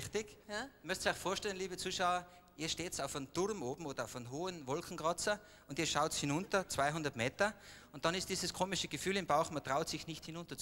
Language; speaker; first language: German; native; German